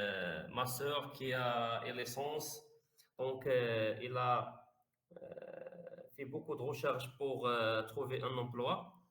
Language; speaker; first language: French; non-native, learner; Arabic